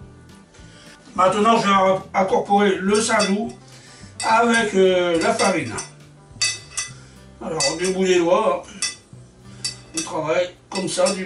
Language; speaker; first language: French; native; French